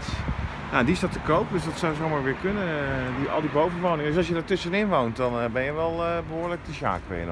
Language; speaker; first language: Dutch; native; Dutch